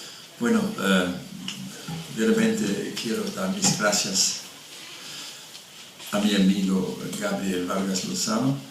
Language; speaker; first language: Spanish; non-native, fluent; German